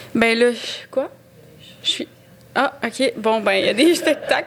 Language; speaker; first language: French; native; French